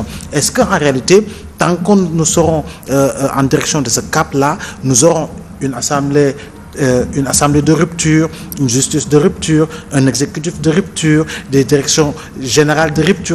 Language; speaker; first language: French; non-native, local second language; Wolof